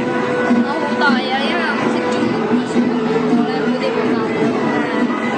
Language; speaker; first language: Cantonese; non-native, learner; Urdu